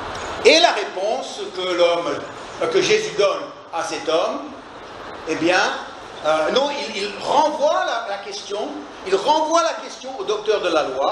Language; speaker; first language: French; native; French